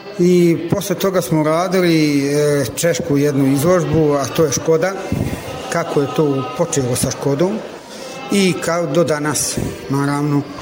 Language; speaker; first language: Bosnian; non-native, local second language; Italian